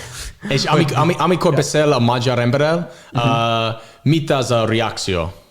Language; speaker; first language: Hungarian; non-native, learner; English